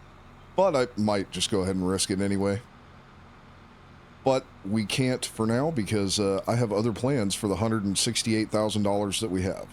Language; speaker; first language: English; native; English